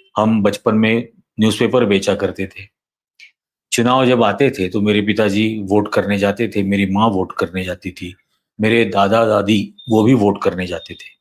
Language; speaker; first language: Hindi; non-native, local second language; Marathi